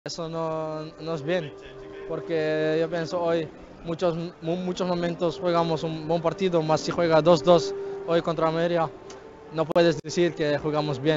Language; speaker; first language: Spanish; non-native, learner; Dutch